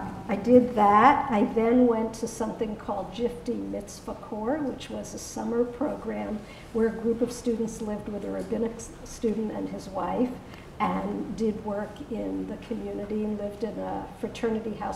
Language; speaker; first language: English; native; English